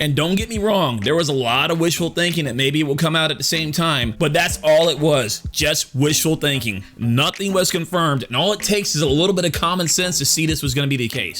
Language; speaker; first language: English; native; English